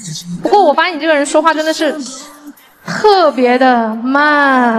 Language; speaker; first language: Chinese; native; Chinese